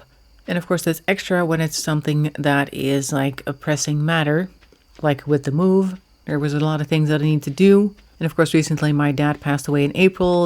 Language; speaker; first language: English; non-native, fluent; Dutch